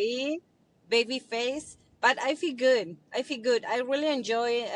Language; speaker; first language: English; non-native, learner; Spanish